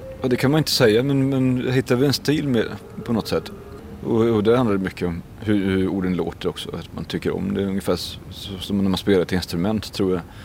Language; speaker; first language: Swedish; native; Swedish